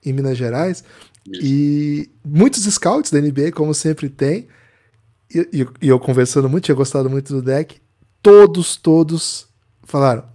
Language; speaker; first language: Portuguese; native; Portuguese